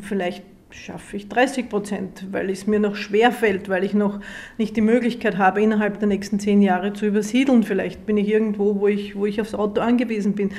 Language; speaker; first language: German; native; German